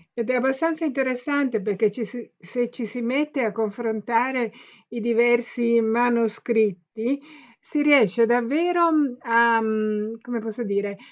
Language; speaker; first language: Italian; native; Italian